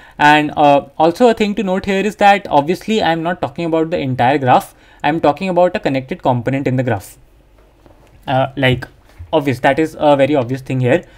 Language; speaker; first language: English; non-native, local second language; Hindi